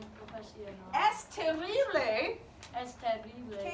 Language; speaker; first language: Spanish; non-native, learner; English